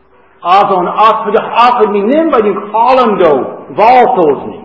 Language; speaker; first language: Hungarian; non-native, fluent; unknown